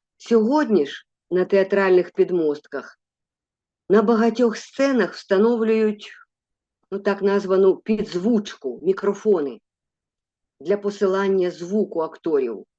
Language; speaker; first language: Ukrainian; non-native, local second language; Russian